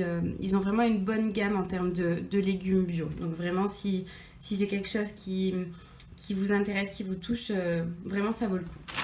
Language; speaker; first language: French; native; French